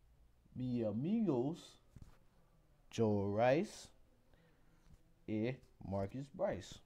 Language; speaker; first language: Spanish; non-native, learner; English